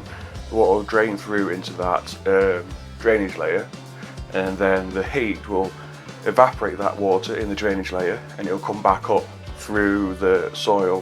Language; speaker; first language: English; native; English